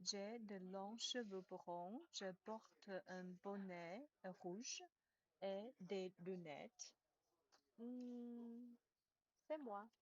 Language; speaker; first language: French; non-native, learner; Chinese